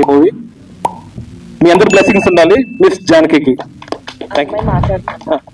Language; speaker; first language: Telugu; native; Telugu